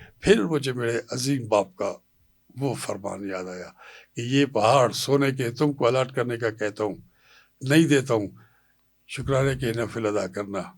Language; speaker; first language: Urdu; non-native, local second language; Pashto